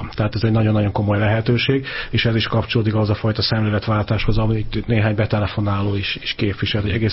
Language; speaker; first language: Hungarian; native; Hungarian